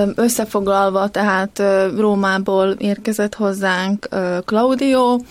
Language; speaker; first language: Hungarian; native; Hungarian